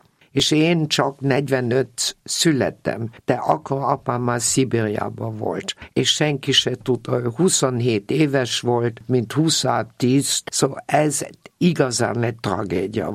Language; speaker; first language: Hungarian; non-native, fluent; German